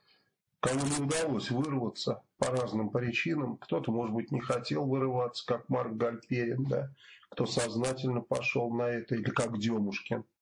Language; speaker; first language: Russian; native; Russian